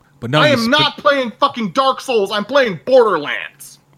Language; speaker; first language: English; native; English